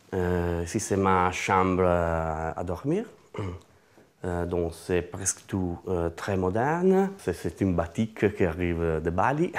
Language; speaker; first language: French; non-native, learner; Italian